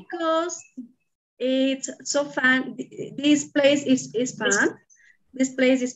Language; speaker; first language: English; non-native, learner; Spanish